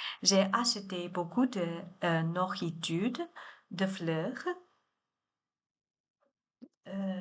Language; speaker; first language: French; non-native, learner; Chinese